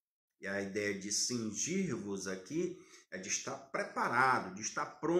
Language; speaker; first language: Portuguese; native; Portuguese